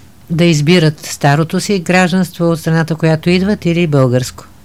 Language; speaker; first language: Bulgarian; native; Bulgarian